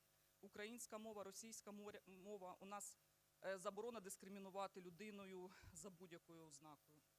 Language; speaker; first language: Ukrainian; native; Ukrainian